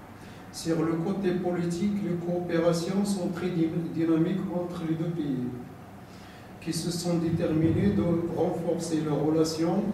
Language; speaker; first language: French; non-native, local second language; Arabic